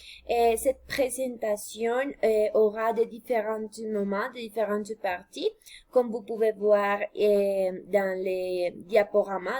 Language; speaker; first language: French; non-native, fluent; Spanish